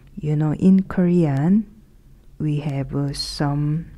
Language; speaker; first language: English; non-native, fluent; Korean